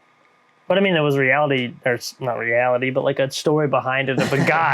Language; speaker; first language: English; native; English